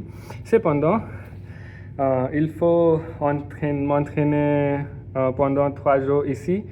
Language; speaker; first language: French; non-native, learner; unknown